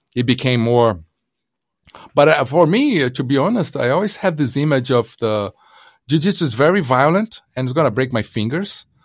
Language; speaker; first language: English; non-native, fluent; Portuguese